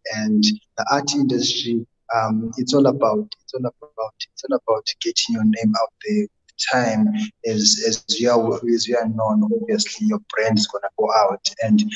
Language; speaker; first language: English; non-native, local second language; North Ndebele